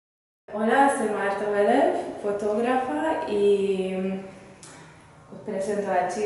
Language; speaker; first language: Spanish; non-native, fluent; Hungarian